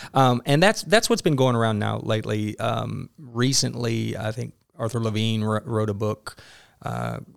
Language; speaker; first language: English; native; English